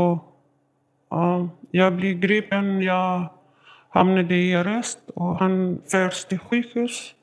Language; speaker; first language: Swedish; non-native, learner; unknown